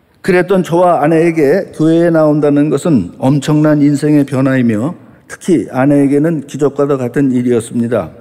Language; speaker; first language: Korean; native; Korean